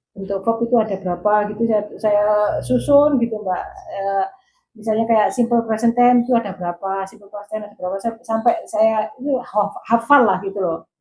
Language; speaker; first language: Indonesian; non-native, local second language; Javanese